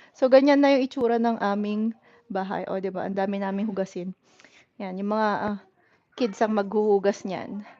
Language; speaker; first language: Filipino; native; Filipino